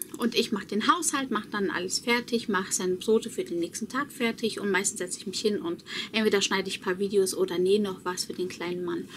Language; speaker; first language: German; early bilingual, other home language; Polish